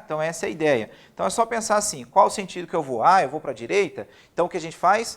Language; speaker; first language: Portuguese; native; Portuguese